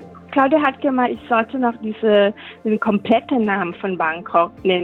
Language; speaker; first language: German; non-native, learner; Thai